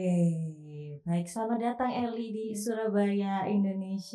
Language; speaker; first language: Indonesian; native; Indonesian